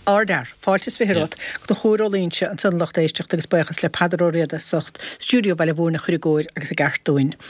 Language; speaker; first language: Irish; native; Irish